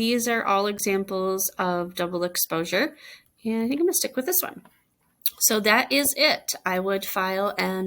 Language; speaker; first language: English; native; English